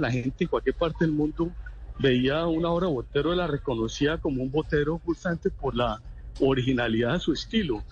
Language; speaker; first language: Spanish; native; Spanish